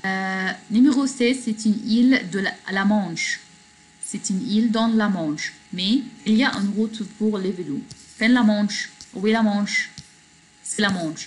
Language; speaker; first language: French; non-native, fluent; Arabic